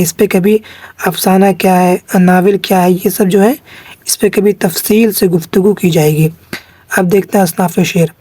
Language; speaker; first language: Urdu; native; Urdu